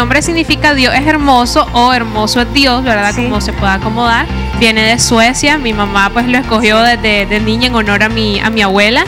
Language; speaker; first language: Spanish; native; Spanish